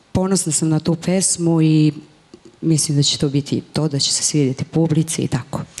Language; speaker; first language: Serbian; native; Serbian